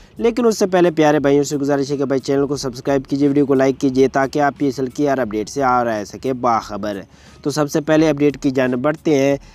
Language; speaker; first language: Urdu; native; Urdu